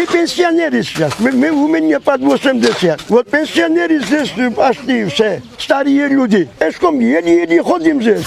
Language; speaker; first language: Russian; non-native, local second language; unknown